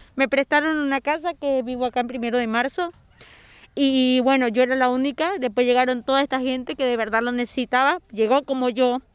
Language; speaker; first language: Spanish; native; Spanish